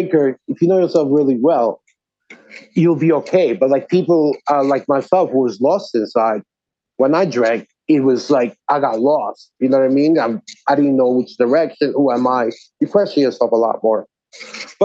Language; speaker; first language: English; non-native, fluent; Azerbaijani